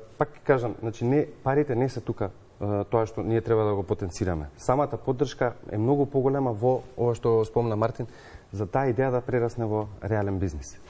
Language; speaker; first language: Macedonian; native; Macedonian